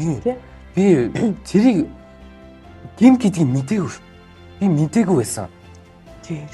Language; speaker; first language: Mongolian; early bilingual, heritage; Mongolian